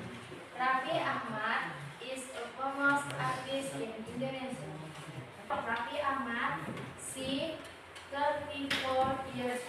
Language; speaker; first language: English; non-native, learner; Indonesian